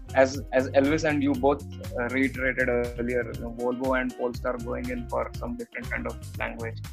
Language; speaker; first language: English; non-native, local second language; Marathi